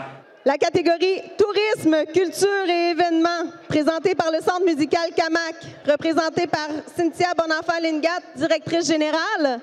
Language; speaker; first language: French; native; French